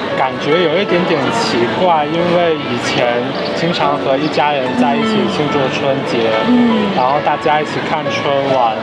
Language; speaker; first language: Chinese; native; Chinese